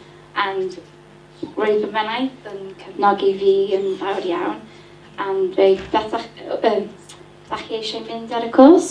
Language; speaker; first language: Welsh; non-native, learner; English